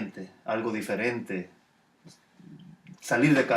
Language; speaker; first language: Spanish; native; Spanish